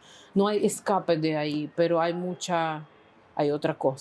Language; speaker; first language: Spanish; non-native, fluent; Ukrainian